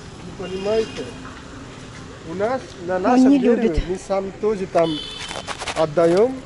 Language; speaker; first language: Russian; non-native, learner; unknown